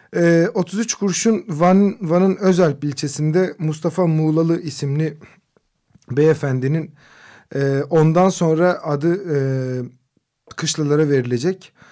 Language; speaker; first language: Turkish; non-native, local second language; Kurdish